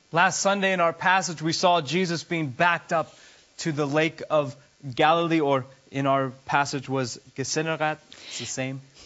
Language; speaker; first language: English; native; English